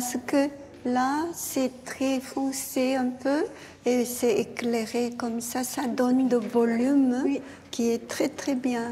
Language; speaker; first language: French; non-native, fluent; Korean